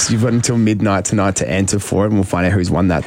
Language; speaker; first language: English; native; English